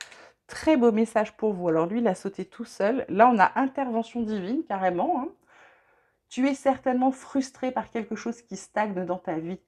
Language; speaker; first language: French; native; French